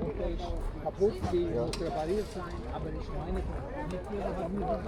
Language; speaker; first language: German; non-native, learner; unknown